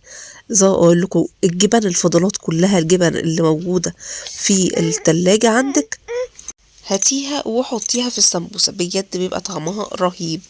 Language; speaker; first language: Arabic; native; Arabic